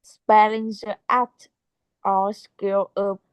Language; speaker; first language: English; non-native, learner; Vietnamese